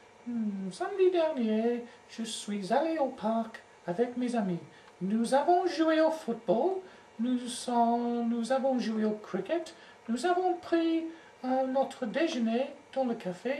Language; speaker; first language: French; non-native, learner; English